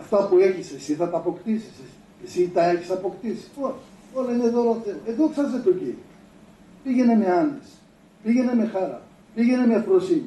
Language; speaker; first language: Greek; native; Greek